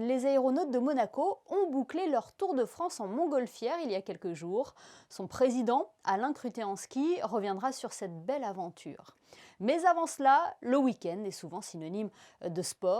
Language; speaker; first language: French; native; French